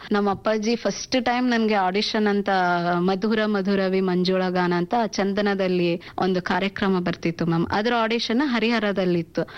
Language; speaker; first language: Kannada; non-native, local second language; Urdu